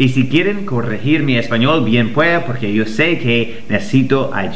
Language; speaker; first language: Spanish; non-native, fluent; English